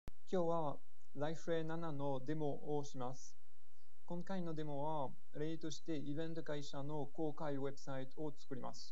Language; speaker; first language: Japanese; non-native, fluent; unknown